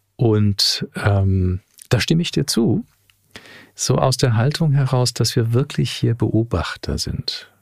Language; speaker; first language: German; early bilingual, heritage; English